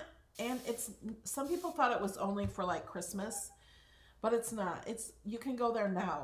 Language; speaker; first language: English; native; English